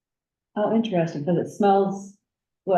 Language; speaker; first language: English; native; English